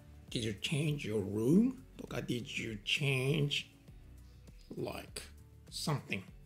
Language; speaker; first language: English; non-native, fluent; Japanese